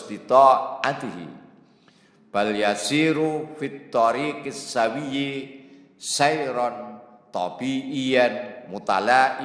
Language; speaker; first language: Arabic; non-native, fluent; Indonesian